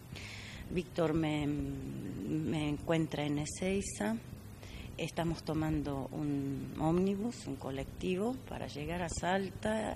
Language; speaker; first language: Spanish; non-native, fluent; Georgian